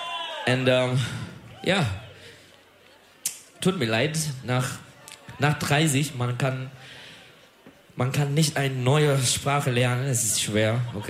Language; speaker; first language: German; non-native, learner; Turkish